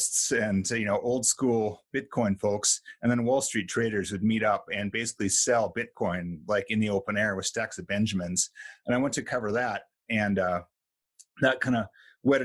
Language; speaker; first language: English; native; English